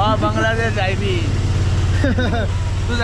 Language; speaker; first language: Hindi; non-native, local second language; Bangla